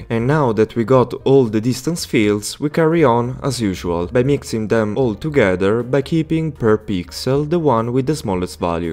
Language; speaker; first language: English; non-native, fluent; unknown